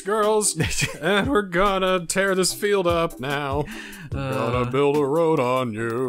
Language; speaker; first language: English; native; English